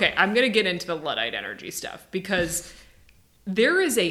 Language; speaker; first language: English; native; English